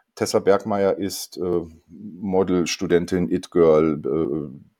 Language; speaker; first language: German; non-native, fluent; Korean